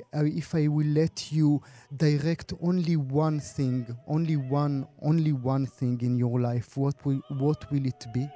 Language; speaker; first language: English; non-native, fluent; Hebrew